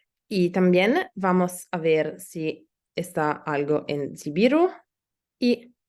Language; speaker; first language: Spanish; non-native, learner; Italian